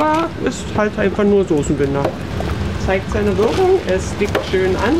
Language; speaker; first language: German; native; German